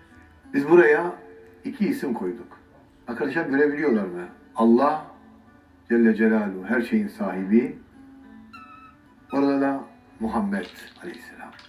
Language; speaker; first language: Turkish; native; Turkish